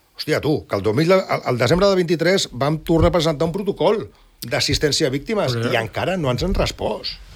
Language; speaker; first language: Catalan; non-native, local second language; Spanish